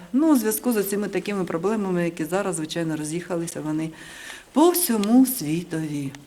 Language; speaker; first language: Ukrainian; native; Ukrainian